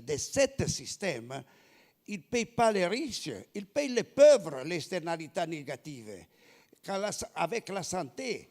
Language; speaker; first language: French; non-native, fluent; Italian